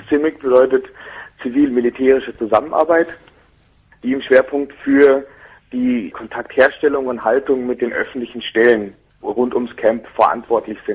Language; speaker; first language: German; native; German